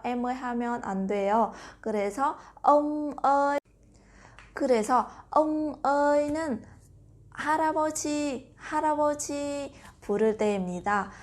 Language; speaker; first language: Korean; non-native, fluent; Vietnamese